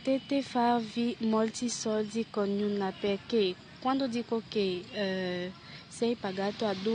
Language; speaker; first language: Italian; non-native, learner; French